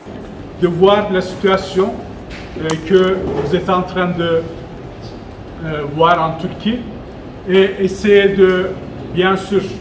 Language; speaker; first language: French; non-native, local second language; Turkish